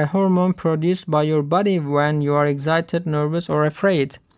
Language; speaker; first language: English; non-native, fluent; Turkish